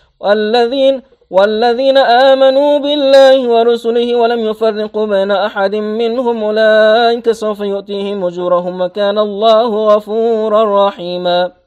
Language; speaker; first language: Arabic; non-native, fluent; Persian